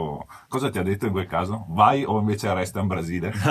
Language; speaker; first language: Italian; native; Italian